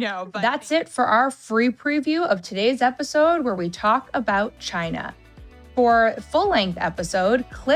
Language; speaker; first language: English; native; English